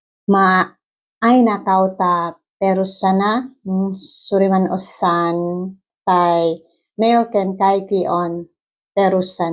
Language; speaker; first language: Finnish; non-native, learner; Cebuano